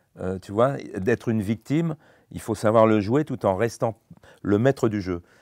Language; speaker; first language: French; native; French